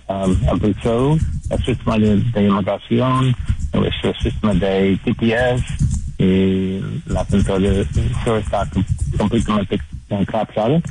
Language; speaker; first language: Spanish; non-native, learner; English